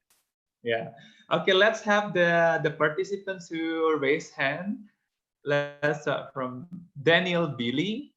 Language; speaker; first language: English; non-native, fluent; Indonesian